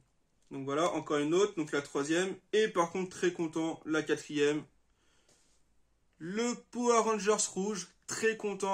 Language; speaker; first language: French; native; French